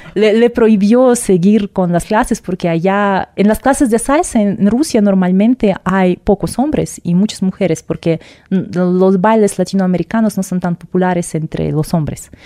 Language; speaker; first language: Spanish; non-native, fluent; Russian